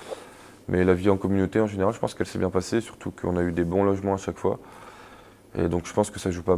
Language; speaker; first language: French; native; French